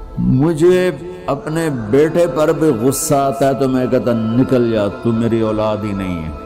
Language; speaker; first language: Urdu; non-native, local second language; Punjabi